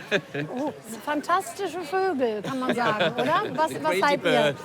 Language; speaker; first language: German; native; German